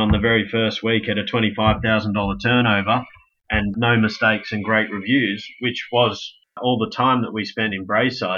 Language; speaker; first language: English; native; English